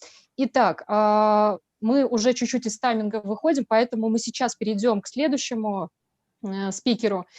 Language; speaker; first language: Russian; native; Russian